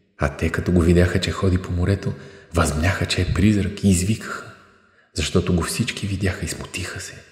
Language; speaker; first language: Bulgarian; native; Bulgarian